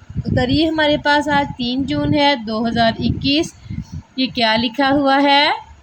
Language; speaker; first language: Urdu; non-native, local second language; Punjabi